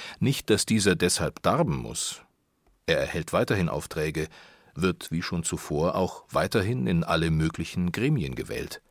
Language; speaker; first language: German; native; German